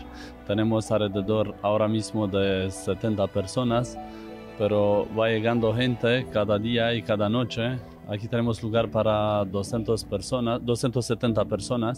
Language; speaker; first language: Spanish; non-native, fluent; Romanian